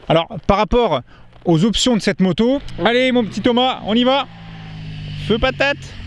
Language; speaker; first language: French; native; French